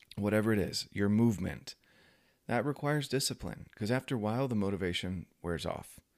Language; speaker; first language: English; native; English